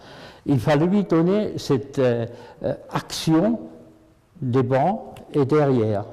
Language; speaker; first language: French; non-native, fluent; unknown